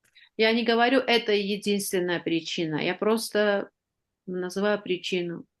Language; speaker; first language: Russian; non-native, fluent; Armenian